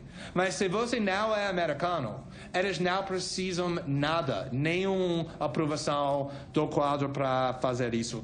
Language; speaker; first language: Portuguese; non-native, fluent; English